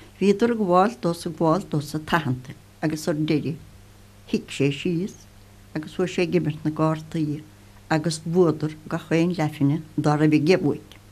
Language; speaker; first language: Irish; native; Irish